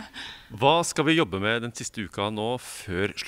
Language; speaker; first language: Norwegian; native; Norwegian